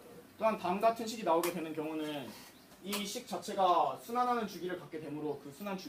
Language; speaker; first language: Korean; native; Korean